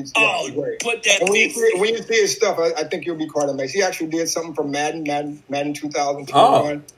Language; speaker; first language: English; native; English